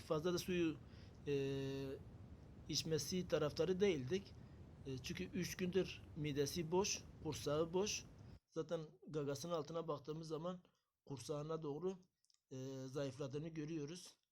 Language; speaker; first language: Turkish; native; Turkish